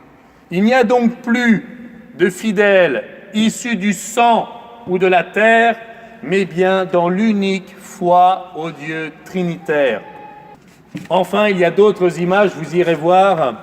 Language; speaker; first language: French; native; French